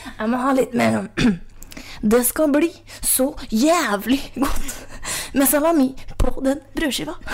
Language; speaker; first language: Norwegian; native; Norwegian